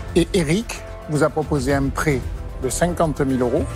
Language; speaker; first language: French; non-native, fluent; English